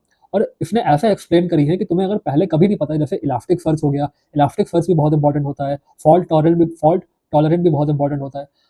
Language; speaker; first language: Hindi; native; Hindi